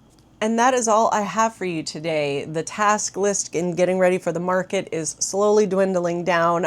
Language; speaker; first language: English; native; English